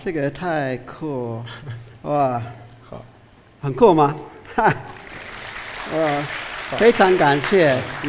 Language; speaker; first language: Chinese; non-native, fluent; English